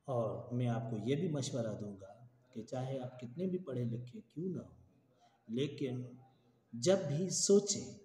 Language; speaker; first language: Urdu; non-native, local second language; Sindhi